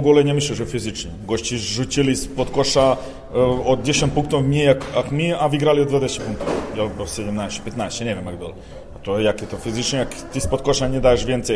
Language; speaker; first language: Polish; non-native, learner; Serbian